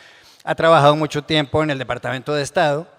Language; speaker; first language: Spanish; native; Spanish